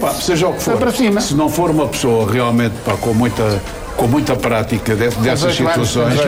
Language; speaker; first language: Portuguese; native; Portuguese